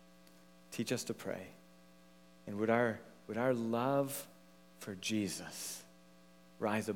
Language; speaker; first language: English; native; English